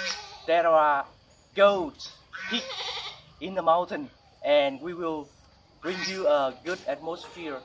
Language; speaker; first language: English; non-native, learner; Vietnamese